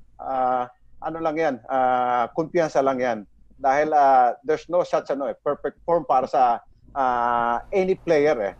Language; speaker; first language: Filipino; native; Filipino